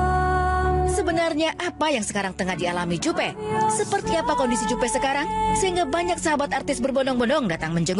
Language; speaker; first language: Indonesian; native; Indonesian